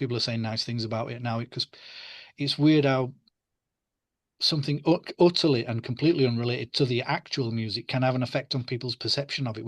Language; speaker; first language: English; native; English